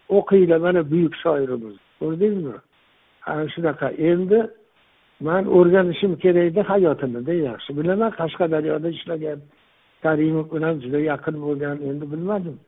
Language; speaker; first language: Uzbek; non-native, local second language; Tajik